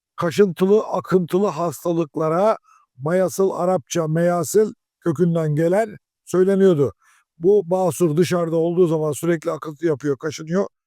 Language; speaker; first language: Turkish; native; Turkish